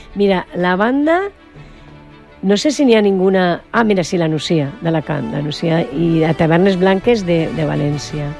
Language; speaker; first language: Catalan; native; Catalan